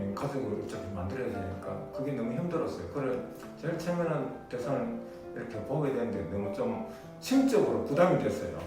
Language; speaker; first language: Korean; non-native, fluent; Japanese